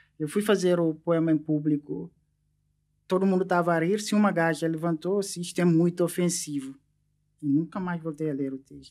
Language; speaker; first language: Portuguese; non-native, local second language; Upper Guinea Crioulo